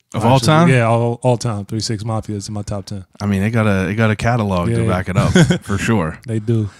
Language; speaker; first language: English; native; English